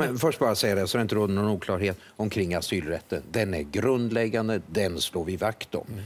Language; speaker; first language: Swedish; native; Swedish